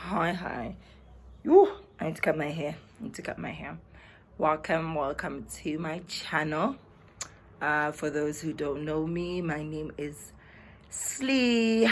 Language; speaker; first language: English; non-native, local second language; Zulu